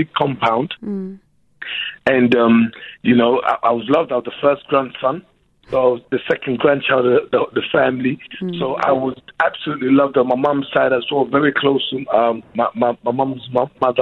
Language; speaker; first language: English; early bilingual, other home language; Lingala